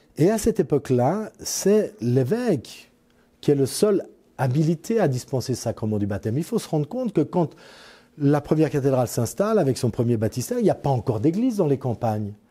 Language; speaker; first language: French; native; French